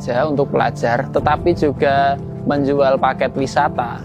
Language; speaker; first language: Indonesian; non-native, local second language; Javanese